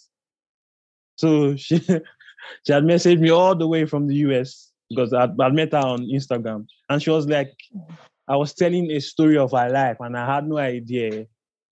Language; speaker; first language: English; non-native, local second language; Igbo